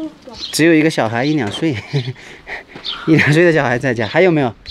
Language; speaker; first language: Chinese; native; Chinese